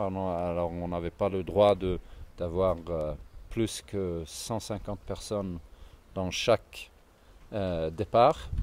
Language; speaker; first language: French; non-native, fluent; Swedish